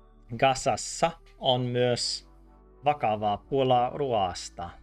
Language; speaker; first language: Finnish; non-native, learner; English